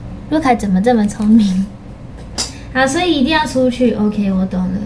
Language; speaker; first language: Chinese; non-native, fluent; Japanese